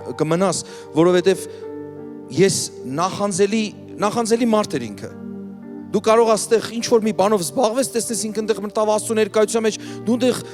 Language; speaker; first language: Armenian; native; Armenian